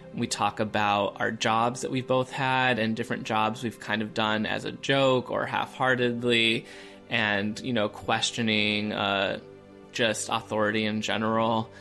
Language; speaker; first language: English; native; English